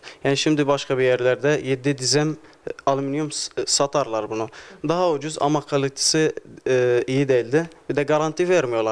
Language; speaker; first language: Turkish; non-native, learner; Arabic